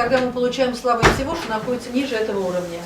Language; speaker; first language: Russian; native; Russian